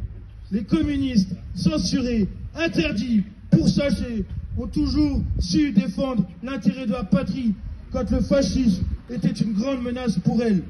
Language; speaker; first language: French; native; French